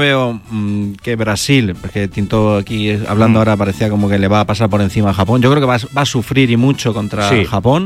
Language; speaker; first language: Spanish; native; Spanish